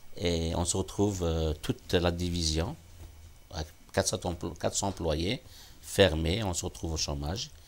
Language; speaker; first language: French; non-native, local second language; Kabyle